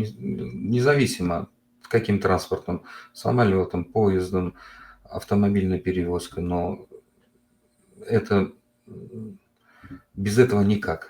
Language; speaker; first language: Russian; non-native, local second language; Uzbek